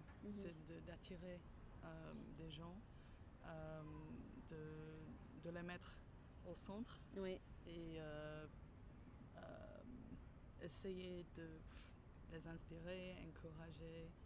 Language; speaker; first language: French; non-native, fluent; English